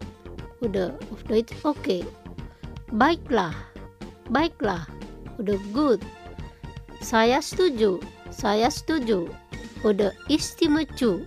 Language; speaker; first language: German; non-native, fluent; Indonesian